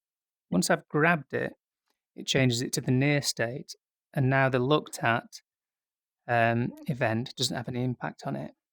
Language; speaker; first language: English; native; English